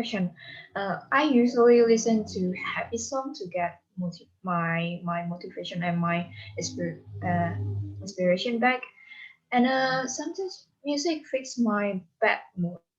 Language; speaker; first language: English; non-native, learner; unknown